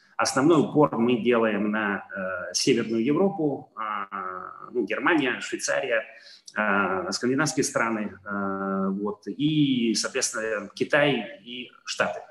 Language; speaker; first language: Russian; non-native, fluent; Italian